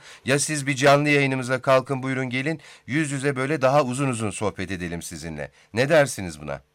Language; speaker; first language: Turkish; native; Turkish